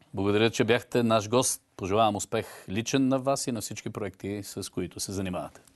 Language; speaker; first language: Bulgarian; native; Bulgarian